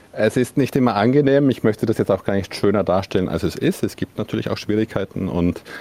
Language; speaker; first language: German; native; German